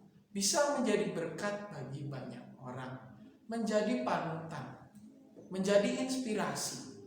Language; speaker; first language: Indonesian; native; Indonesian